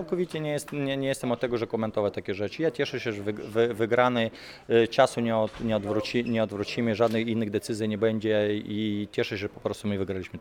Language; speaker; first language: Polish; non-native, fluent; Lithuanian